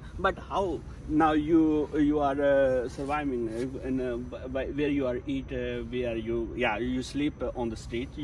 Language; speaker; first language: English; non-native, learner; Urdu